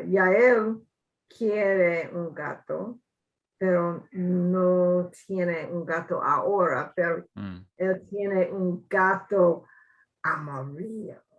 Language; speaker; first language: Spanish; non-native, learner; English